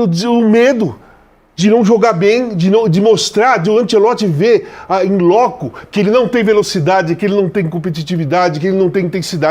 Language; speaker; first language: Portuguese; native; Portuguese